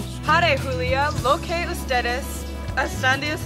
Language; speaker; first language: Spanish; non-native, learner; English